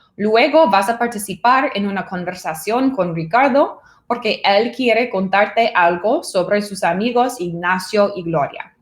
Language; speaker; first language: Spanish; non-native, fluent; English